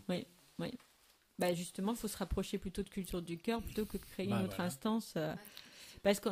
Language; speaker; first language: French; native; French